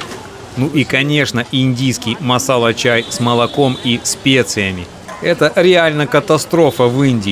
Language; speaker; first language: Russian; native; Russian